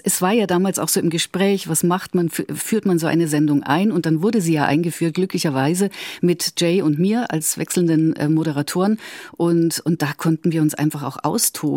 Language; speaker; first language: German; native; German